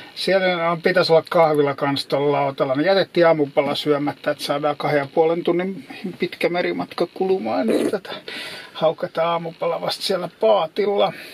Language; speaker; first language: Finnish; native; Finnish